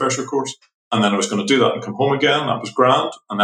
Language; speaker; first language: English; native; English